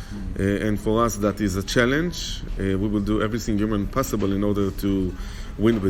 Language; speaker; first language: English; non-native, fluent; Hebrew